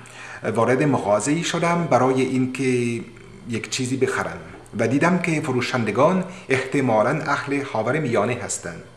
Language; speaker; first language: Persian; non-native, learner; French